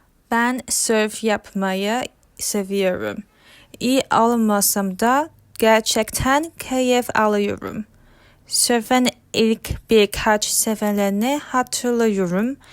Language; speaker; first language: Turkish; non-native, learner; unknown